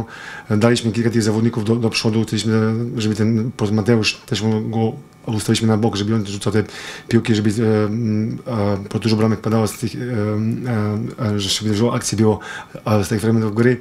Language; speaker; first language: Polish; non-native, fluent; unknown